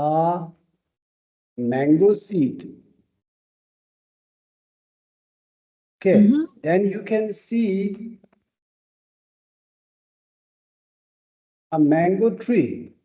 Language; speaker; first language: English; non-native, fluent; Tibetan